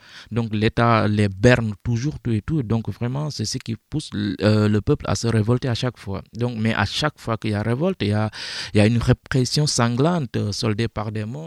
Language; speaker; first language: French; non-native, local second language; Fula